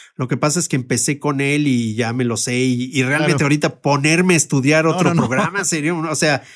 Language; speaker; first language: Spanish; native; Spanish